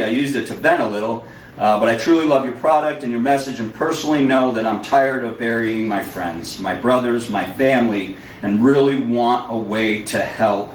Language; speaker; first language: English; native; English